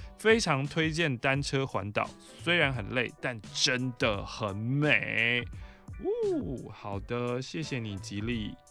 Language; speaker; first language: Chinese; native; Chinese